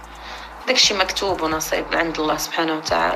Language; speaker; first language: Arabic; native; Arabic